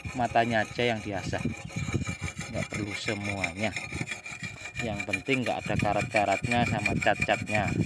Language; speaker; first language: Indonesian; non-native, local second language; Javanese